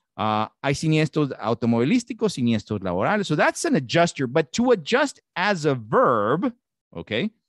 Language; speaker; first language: English; non-native, fluent; Spanish